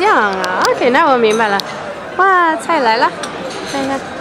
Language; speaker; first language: Chinese; non-native, fluent; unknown